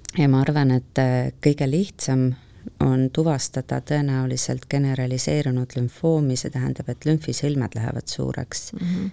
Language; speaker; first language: Estonian; native; Estonian